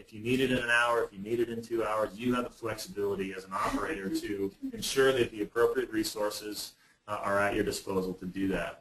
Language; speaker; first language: English; native; English